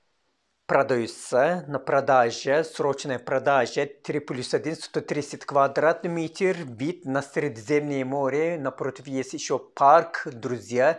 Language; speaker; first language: Russian; non-native, learner; Turkish